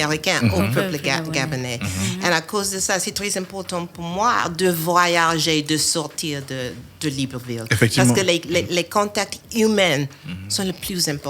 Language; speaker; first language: French; non-native, fluent; English